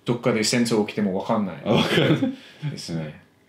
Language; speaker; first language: Japanese; non-native, fluent; English